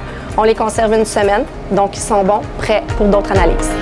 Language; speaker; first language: French; native; French